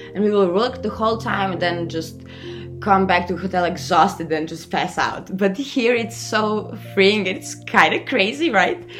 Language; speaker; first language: English; non-native, fluent; Serbian